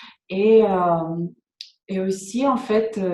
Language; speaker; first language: French; non-native, fluent; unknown